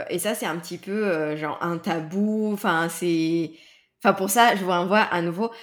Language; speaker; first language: French; non-native, fluent; Spanish